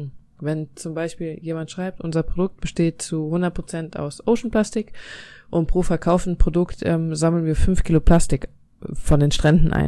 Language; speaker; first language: German; native; German